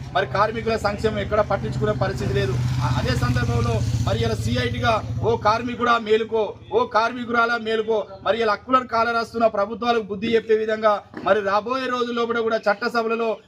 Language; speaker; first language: Telugu; native; Telugu